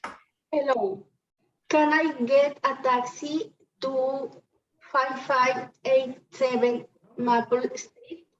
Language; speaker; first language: English; non-native, learner; Spanish